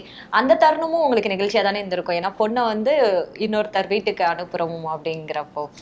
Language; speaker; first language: Tamil; native; Tamil